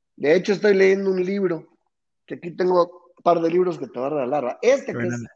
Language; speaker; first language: Spanish; native; Spanish